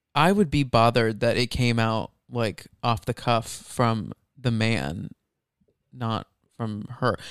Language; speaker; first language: English; native; English